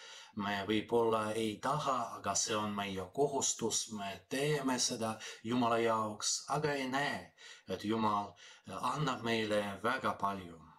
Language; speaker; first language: Estonian; non-native, fluent; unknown